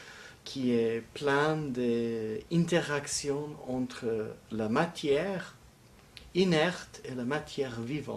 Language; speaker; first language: French; non-native, fluent; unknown